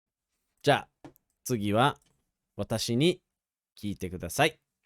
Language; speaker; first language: Japanese; non-native, fluent; English